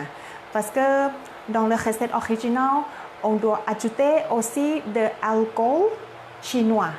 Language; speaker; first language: French; non-native, learner; Thai